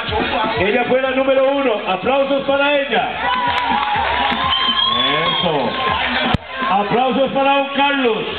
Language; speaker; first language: Spanish; native; Spanish